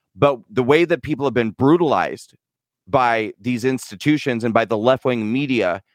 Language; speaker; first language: English; native; English